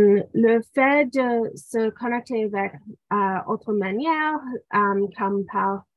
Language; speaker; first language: French; non-native, local second language; English